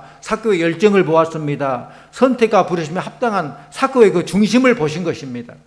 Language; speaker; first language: Korean; native; Korean